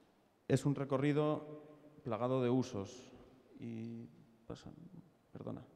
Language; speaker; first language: Spanish; native; Spanish